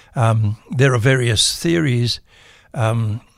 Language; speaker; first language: English; native; English